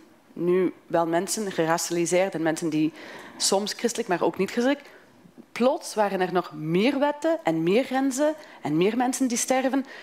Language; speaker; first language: Dutch; non-native, fluent; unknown